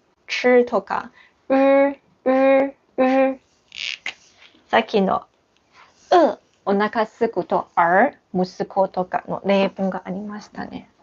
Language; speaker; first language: Japanese; non-native, fluent; Chinese